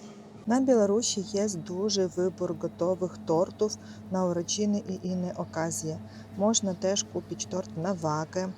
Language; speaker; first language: Polish; non-native, learner; Russian